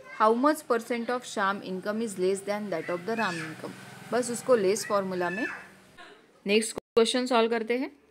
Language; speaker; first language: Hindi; non-native, local second language; Marathi